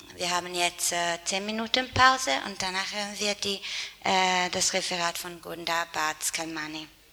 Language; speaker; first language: German; non-native, fluent; Italian